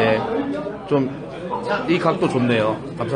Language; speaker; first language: Korean; native; Korean